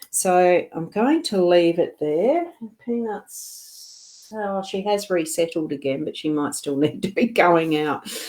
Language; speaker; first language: English; native; English